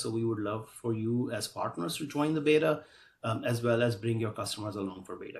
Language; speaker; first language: English; native; English